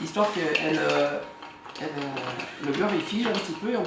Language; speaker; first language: French; native; French